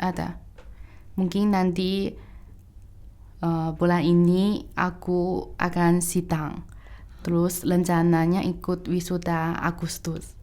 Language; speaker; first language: Indonesian; non-native, fluent; Chinese